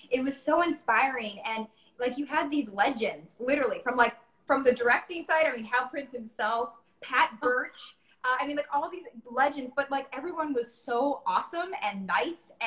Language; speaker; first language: English; native; English